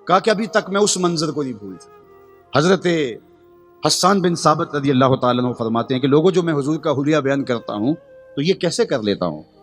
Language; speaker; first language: Urdu; non-native, local second language; Punjabi